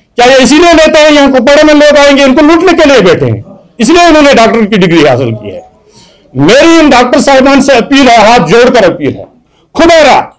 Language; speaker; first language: Urdu; non-native, local second language; Kashmiri